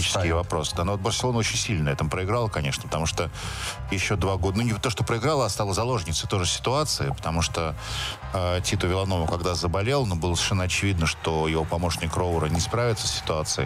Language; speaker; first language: Russian; native; Russian